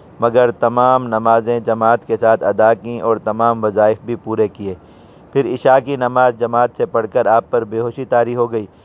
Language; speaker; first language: Urdu; native; Urdu